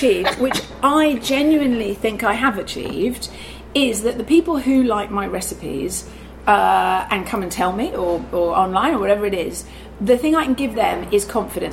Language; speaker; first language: English; native; English